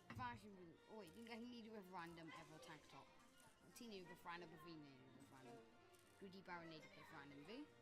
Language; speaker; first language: Welsh; non-native, local second language; English